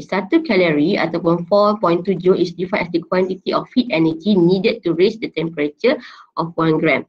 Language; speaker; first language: English; non-native, local second language; Malay